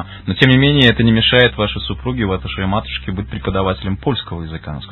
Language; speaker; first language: Russian; native; Russian